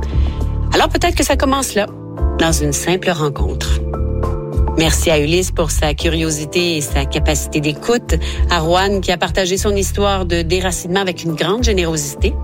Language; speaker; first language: French; native; French